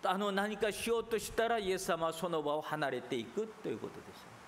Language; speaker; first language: Japanese; non-native, fluent; Korean